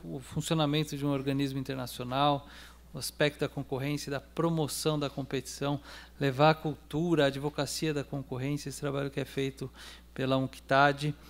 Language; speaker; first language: Portuguese; native; Portuguese